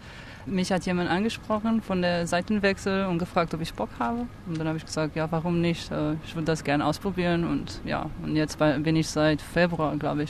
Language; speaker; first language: German; non-native, fluent; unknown